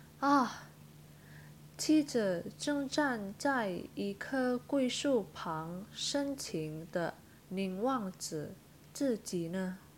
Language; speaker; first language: Chinese; non-native, fluent; Indonesian